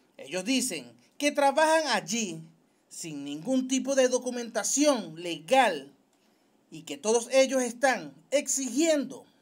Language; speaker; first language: Spanish; native; Spanish